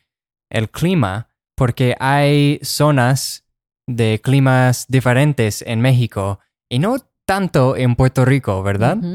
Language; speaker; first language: Spanish; non-native, fluent; English